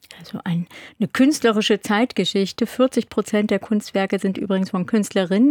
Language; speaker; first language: German; native; German